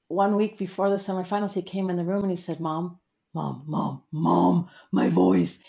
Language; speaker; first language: English; native; English